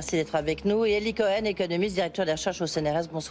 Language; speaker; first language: French; native; French